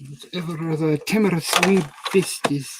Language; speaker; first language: English; native; English